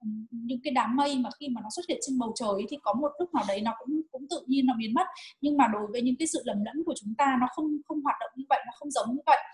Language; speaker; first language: Vietnamese; native; Vietnamese